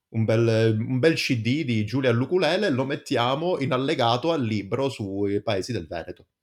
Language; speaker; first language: Italian; native; Italian